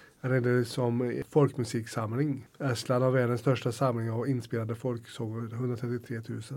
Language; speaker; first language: Swedish; native; Swedish